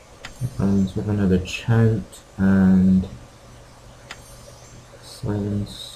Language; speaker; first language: English; native; English